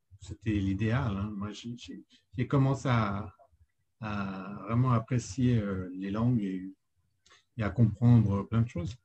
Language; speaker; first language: French; native; French